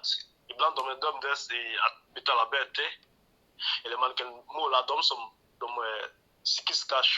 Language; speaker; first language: Swedish; non-native, learner; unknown